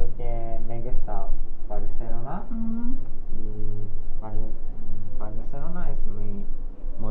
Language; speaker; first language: Spanish; non-native, learner; Japanese